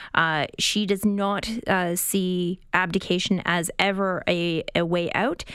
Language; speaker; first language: English; native; English